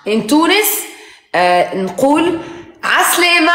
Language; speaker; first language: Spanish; non-native, learner; Arabic